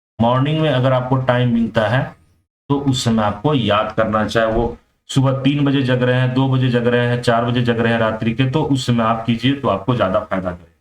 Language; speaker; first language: Hindi; native; Hindi